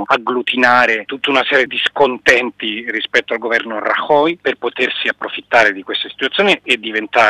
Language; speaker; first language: Italian; native; Italian